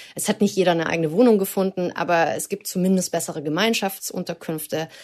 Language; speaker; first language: German; native; German